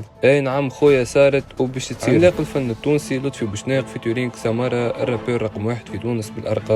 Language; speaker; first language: Arabic; native; Arabic